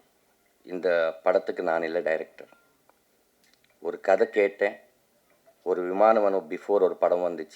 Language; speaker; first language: Tamil; non-native, learner; Telugu